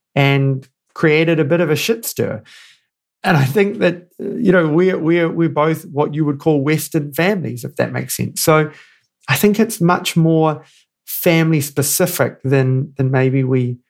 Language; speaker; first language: English; native; English